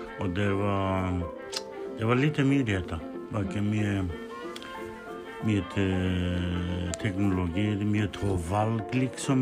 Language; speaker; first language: Norwegian; non-native, learner; Kurdish